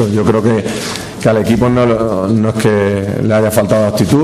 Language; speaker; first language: Spanish; native; Spanish